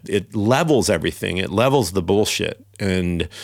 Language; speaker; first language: English; native; English